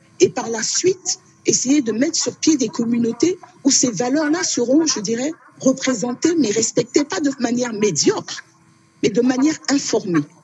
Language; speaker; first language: French; early bilingual, other home language; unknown